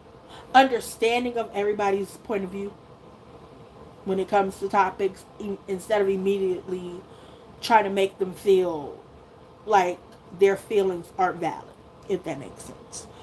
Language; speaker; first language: English; native; English